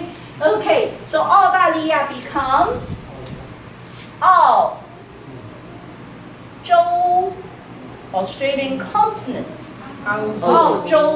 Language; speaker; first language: English; non-native, fluent; Chinese